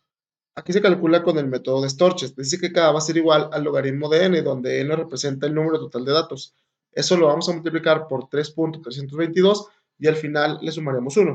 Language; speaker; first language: Spanish; native; Spanish